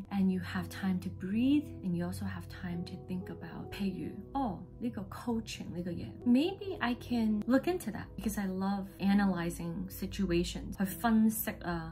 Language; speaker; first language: English; non-native, local second language; Cantonese